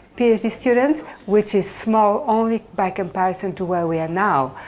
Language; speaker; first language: English; non-native, fluent; Bulgarian